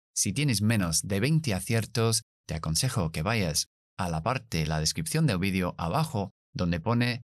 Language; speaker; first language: Spanish; non-native, fluent; English